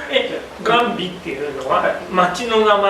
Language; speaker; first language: Japanese; native; Japanese